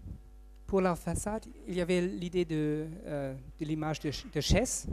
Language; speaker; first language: French; non-native, fluent; German